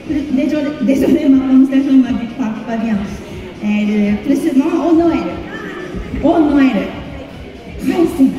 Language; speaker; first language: French; non-native, learner; Japanese